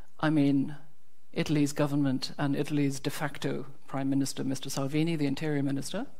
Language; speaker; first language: English; non-native, fluent; German